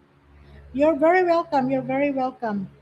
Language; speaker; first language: English; non-native, local second language; Filipino